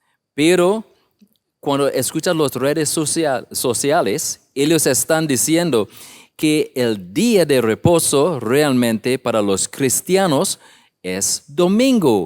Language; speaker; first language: Spanish; non-native, learner; English